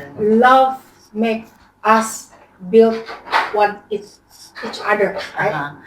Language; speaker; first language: English; non-native, learner; Indonesian